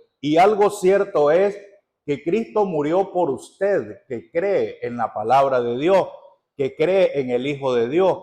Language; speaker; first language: Spanish; native; Spanish